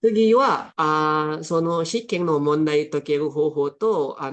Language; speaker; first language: Japanese; non-native, fluent; Indonesian